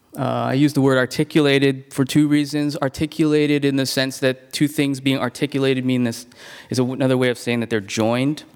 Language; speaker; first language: English; non-native, local second language; Cantonese